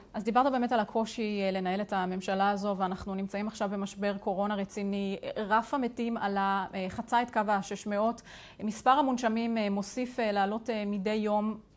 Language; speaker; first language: Hebrew; native; Hebrew